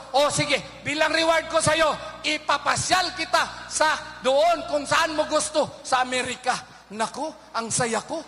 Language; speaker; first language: Filipino; non-native, local second language; Cebuano